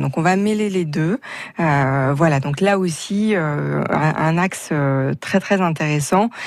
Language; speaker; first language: French; native; French